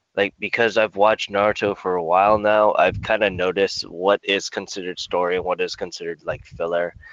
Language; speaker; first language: English; native; English